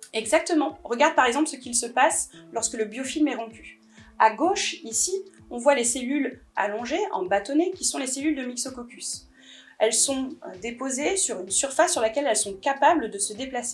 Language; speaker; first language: French; native; French